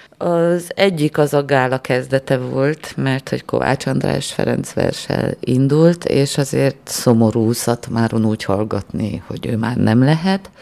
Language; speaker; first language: Hungarian; native; Hungarian